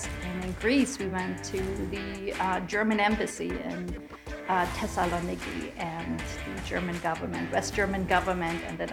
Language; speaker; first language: English; non-native, fluent; German